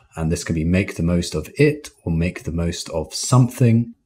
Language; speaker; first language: English; native; English